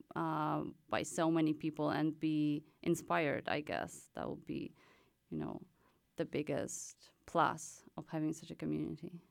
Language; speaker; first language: English; non-native, fluent; Polish